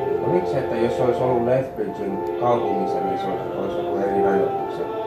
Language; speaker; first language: Finnish; early bilingual, heritage; Finnish